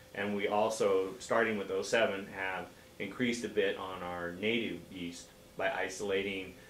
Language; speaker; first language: English; native; English